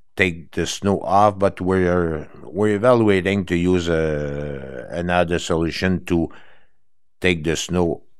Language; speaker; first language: English; non-native, fluent; French